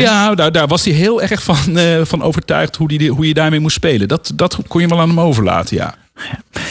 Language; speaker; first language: Dutch; native; Dutch